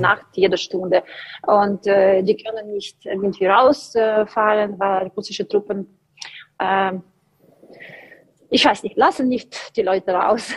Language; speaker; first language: German; non-native, learner; Ukrainian